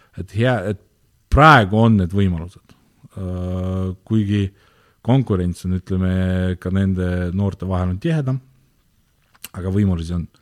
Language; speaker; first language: Estonian; non-native, local second language; Russian